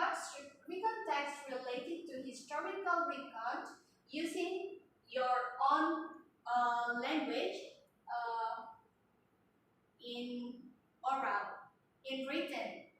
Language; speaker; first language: English; non-native, learner; Indonesian